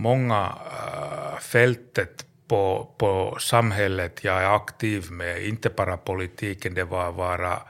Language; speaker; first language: Swedish; non-native, learner; Finnish